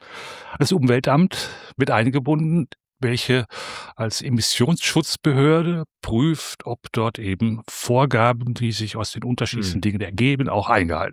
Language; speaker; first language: German; native; German